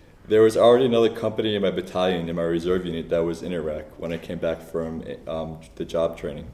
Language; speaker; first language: English; native; English